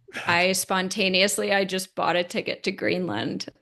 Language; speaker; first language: English; native; English